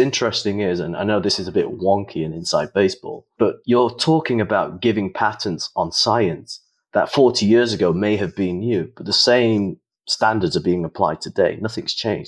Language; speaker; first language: English; native; English